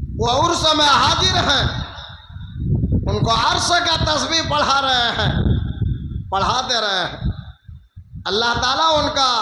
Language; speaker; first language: Urdu; non-native, local second language; Bangla